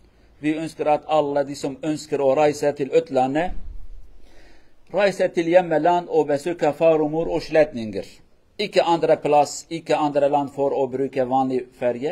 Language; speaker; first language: Norwegian; non-native, learner; Kurdish